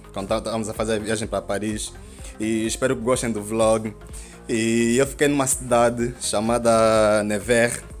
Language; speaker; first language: Portuguese; native; Portuguese